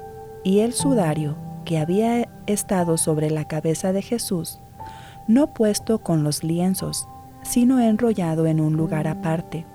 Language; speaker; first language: Spanish; native; Spanish